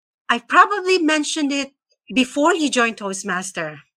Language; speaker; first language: English; non-native, local second language; Filipino